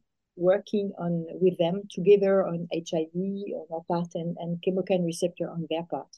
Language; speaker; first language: English; non-native, fluent; French